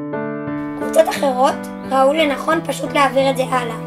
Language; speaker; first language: Hebrew; native; Hebrew